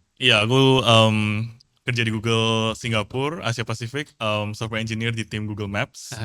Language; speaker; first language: Indonesian; native; Indonesian